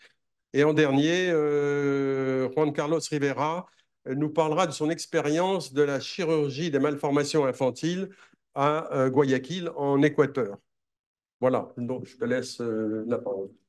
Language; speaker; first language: French; native; French